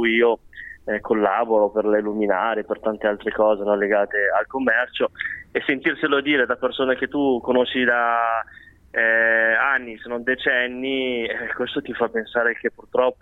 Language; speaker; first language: Italian; early bilingual, other home language; Chinese